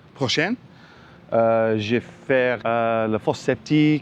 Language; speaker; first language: French; non-native, learner; English